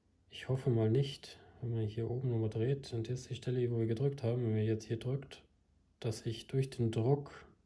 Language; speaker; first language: German; native; German